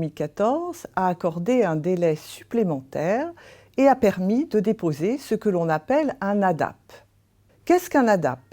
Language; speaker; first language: French; native; French